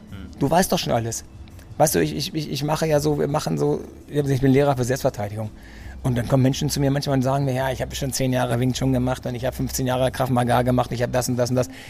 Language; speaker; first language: German; early bilingual, other home language; Greek